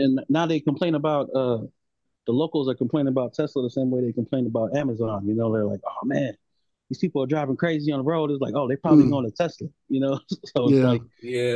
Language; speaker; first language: English; native; English